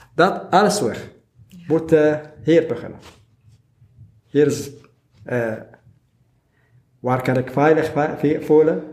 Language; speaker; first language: Dutch; non-native, learner; Arabic